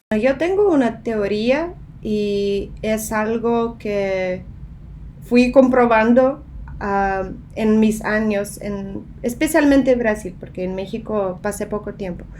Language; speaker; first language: Spanish; non-native, fluent; Russian